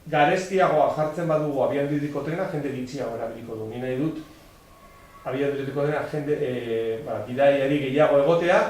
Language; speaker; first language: Basque; non-native, local second language; Spanish